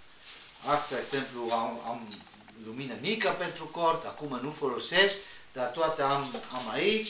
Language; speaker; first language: Romanian; non-native, learner; Spanish